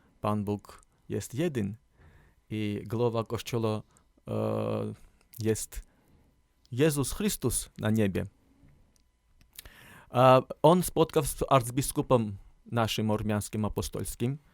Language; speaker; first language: Polish; non-native, learner; Armenian